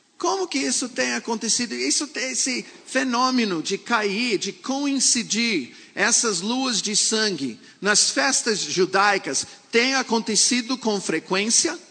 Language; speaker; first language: Portuguese; non-native, fluent; English